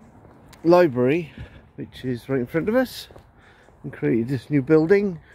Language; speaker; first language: English; native; English